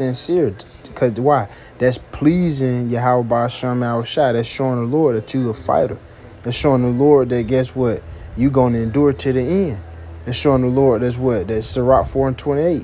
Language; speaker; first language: English; native; English